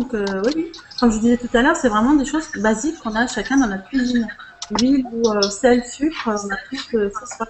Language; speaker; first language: French; native; French